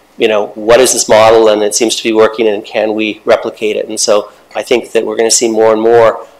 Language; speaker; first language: English; native; English